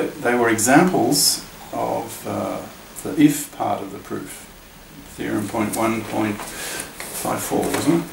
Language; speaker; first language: English; native; English